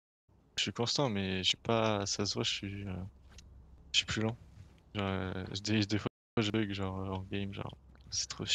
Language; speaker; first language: French; native; French